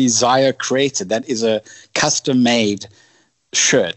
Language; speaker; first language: English; native; English